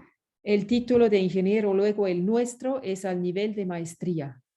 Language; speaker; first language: Spanish; non-native, fluent; French